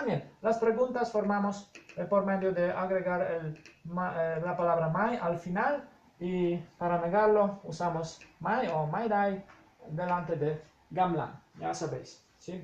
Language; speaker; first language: Spanish; non-native, fluent; Polish